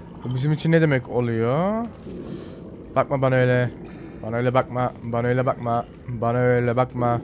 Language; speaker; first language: Turkish; early bilingual, heritage; Turkish